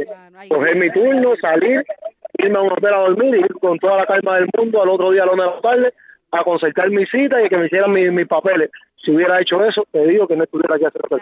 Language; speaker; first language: Spanish; native; Spanish